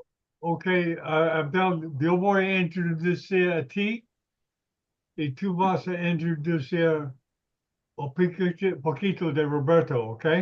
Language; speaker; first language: Spanish; non-native, learner; English